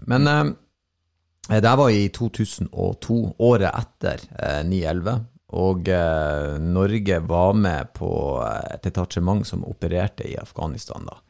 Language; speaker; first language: Norwegian; native; Norwegian